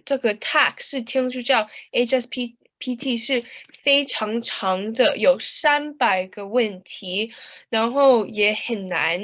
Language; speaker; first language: Chinese; early bilingual, heritage; Chinese